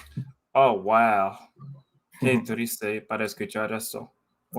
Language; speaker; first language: Spanish; non-native, fluent; English